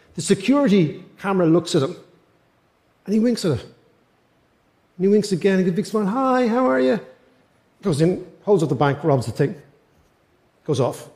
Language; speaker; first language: English; native; English